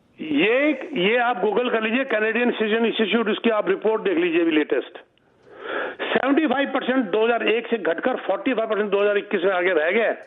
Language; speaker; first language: Hindi; native; Hindi